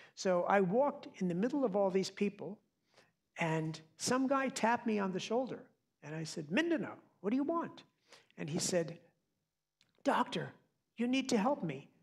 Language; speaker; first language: English; native; English